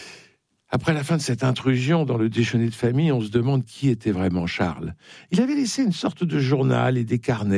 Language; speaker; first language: French; native; French